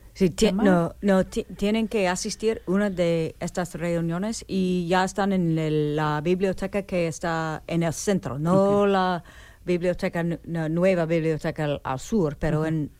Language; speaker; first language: Spanish; non-native, learner; English